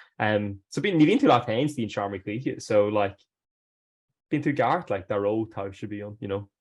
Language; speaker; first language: Irish; native; Irish